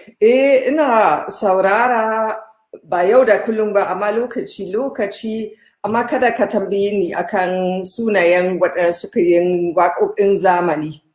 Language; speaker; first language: Hausa; non-native, fluent; German